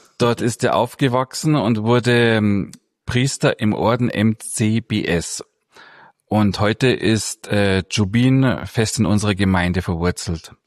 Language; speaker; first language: German; native; German